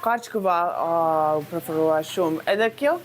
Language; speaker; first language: Albanian; non-native, learner; English